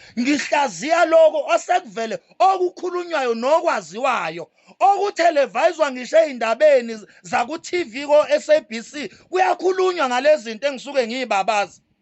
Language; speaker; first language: Zulu; native; Zulu